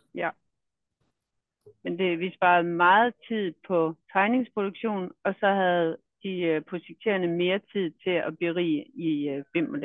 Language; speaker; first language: Danish; native; Danish